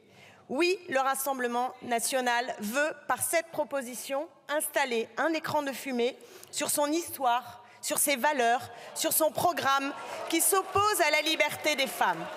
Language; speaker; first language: French; native; French